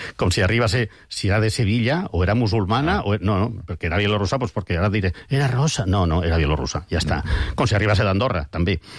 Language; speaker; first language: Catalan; non-native, local second language; Spanish